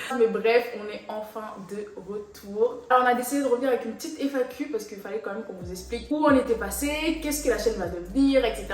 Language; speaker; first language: French; native; French